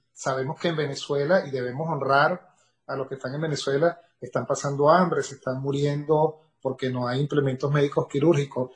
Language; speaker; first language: Spanish; native; Spanish